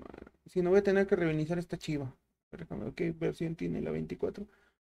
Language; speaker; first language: Spanish; native; Spanish